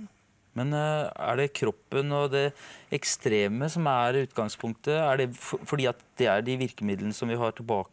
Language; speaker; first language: Norwegian; native; Norwegian